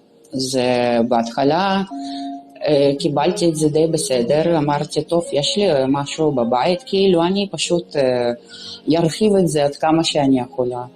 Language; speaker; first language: Hebrew; non-native, local second language; Romanian